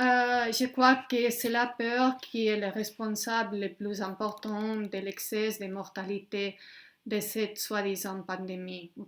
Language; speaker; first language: French; non-native, fluent; Spanish